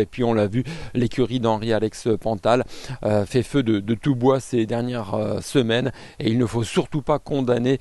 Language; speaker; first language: French; native; French